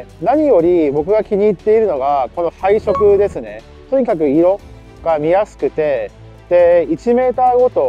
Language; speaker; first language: Japanese; native; Japanese